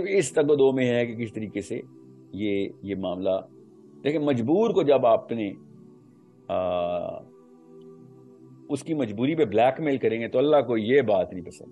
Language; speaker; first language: Urdu; non-native, local second language; Punjabi